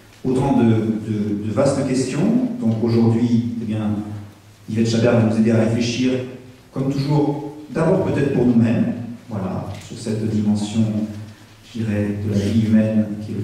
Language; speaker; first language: French; native; French